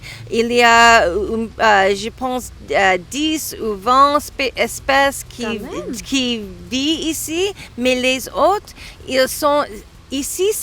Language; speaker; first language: French; non-native, learner; English